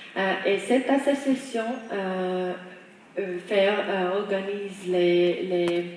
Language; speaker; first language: French; non-native, fluent; Estonian